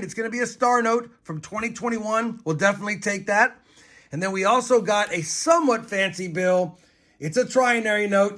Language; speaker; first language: English; native; English